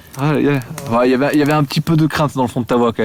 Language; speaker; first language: French; native; French